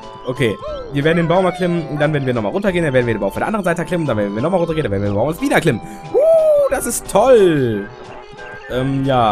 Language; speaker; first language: German; native; German